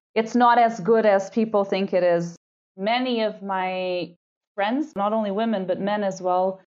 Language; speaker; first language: English; non-native, fluent; Portuguese